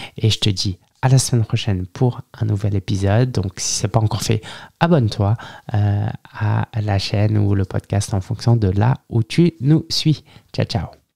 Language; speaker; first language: French; early bilingual, other home language; Chinese